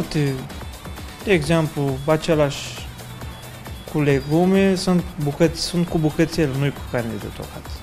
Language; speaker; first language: Romanian; non-native, learner; Turkish